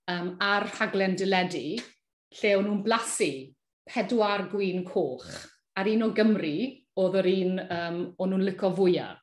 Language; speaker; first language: Welsh; native; Welsh